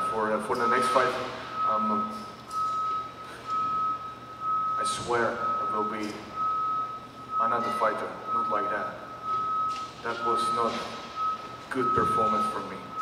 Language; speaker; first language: English; non-native, fluent; Czech